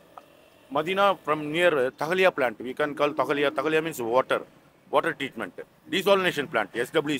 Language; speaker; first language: English; non-native, learner; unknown